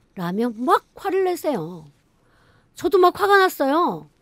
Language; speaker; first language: Korean; native; Korean